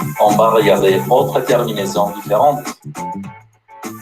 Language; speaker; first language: French; non-native, learner; Spanish